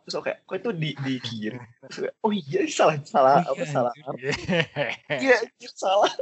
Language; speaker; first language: Indonesian; native; Indonesian